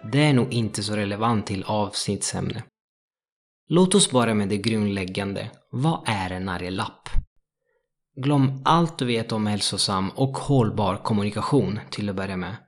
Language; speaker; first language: Swedish; non-native, fluent; Italian